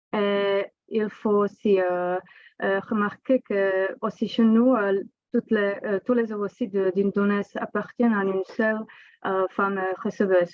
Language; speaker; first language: French; non-native, fluent; Czech